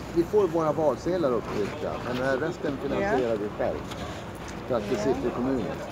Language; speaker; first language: Swedish; native; Swedish